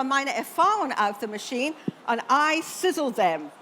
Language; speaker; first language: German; non-native, learner; English